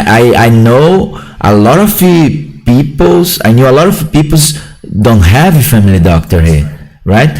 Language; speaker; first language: English; non-native, learner; Portuguese